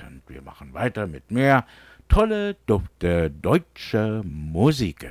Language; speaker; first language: German; early bilingual, heritage; English